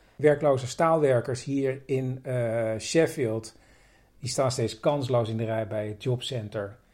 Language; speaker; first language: Dutch; native; Dutch